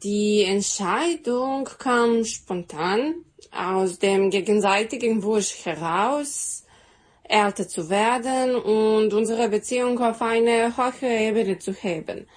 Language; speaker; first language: German; non-native, learner; Serbian